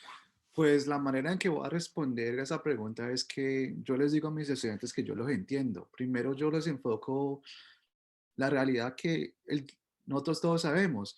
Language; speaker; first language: Spanish; early bilingual, heritage; Spanish